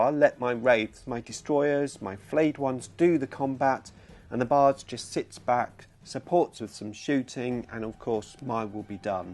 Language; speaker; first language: English; native; English